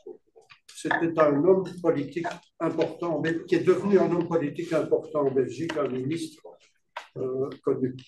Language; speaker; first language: French; native; French